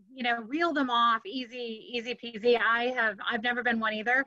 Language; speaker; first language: English; native; English